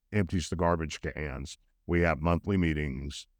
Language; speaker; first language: English; native; English